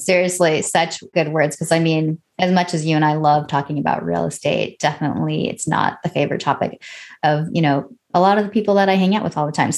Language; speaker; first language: English; native; English